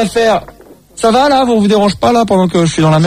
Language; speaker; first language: French; native; French